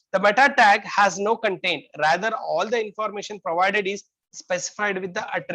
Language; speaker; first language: English; non-native, local second language; Kannada